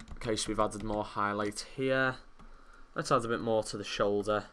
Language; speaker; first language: English; native; English